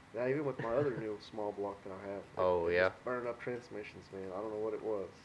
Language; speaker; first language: English; native; English